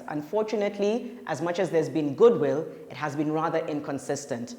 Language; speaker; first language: English; non-native, local second language; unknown